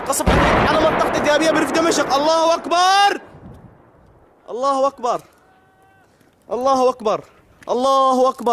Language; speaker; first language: Arabic; native; Arabic